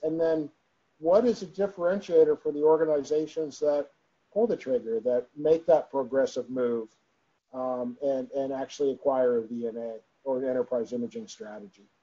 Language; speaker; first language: English; native; English